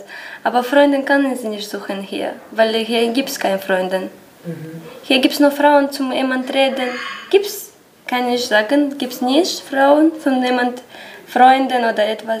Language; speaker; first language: German; non-native, learner; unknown